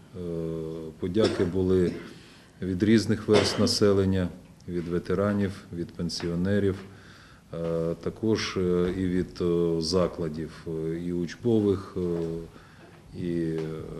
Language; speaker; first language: Ukrainian; non-native, local second language; Russian